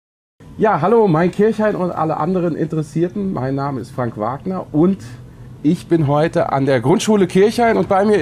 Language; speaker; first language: German; native; German